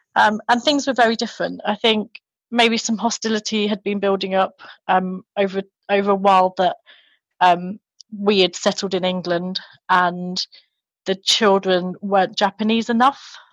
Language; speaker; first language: English; native; English